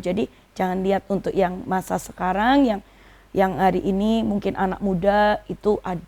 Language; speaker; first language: Indonesian; native; Indonesian